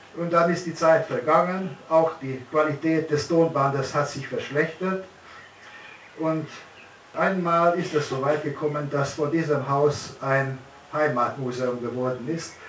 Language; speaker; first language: German; early bilingual, heritage; German